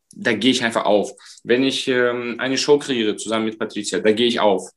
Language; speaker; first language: German; non-native, fluent; Romanian